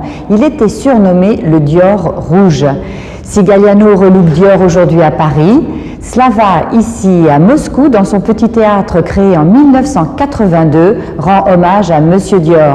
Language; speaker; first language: French; native; French